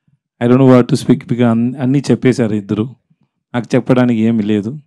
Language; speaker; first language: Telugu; non-native, local second language; Tamil